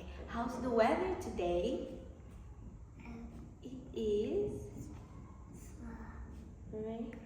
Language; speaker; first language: English; non-native, learner; Vietnamese